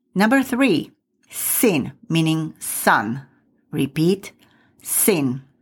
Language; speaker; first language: English; non-native, fluent; Slovak